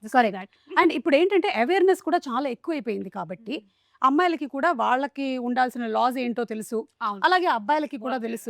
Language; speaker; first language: Telugu; native; Telugu